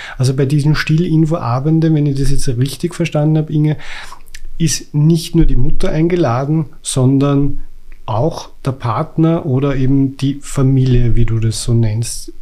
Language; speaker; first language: German; native; German